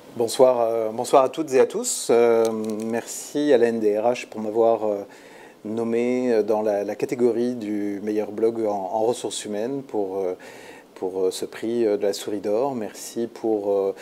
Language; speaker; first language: French; native; French